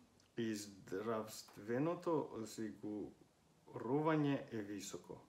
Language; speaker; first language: Macedonian; non-native, learner; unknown